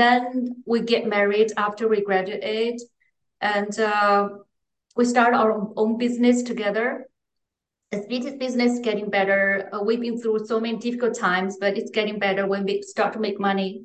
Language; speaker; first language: English; non-native, fluent; Chinese